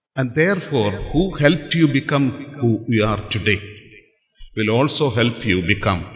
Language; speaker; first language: English; non-native, local second language; Malayalam